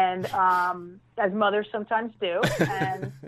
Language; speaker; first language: English; native; English